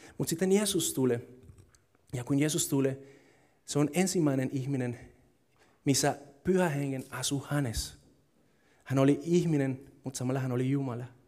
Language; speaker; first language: Finnish; non-native, fluent; Spanish